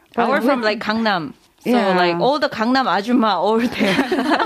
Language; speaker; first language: English; non-native, fluent; Korean